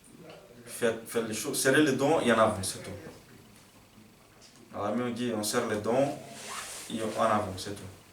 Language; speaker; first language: French; non-native, fluent; Portuguese